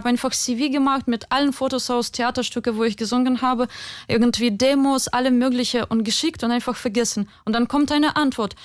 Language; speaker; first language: German; non-native, fluent; Ukrainian